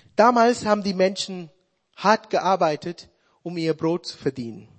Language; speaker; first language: German; non-native, fluent; Sinhala